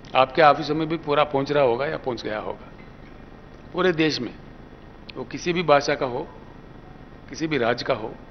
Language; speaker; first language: Hindi; non-native, local second language; Telugu